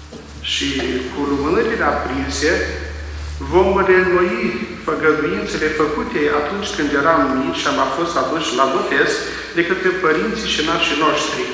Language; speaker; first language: Romanian; native; Romanian